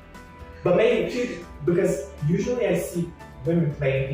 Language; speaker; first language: English; non-native, fluent; Portuguese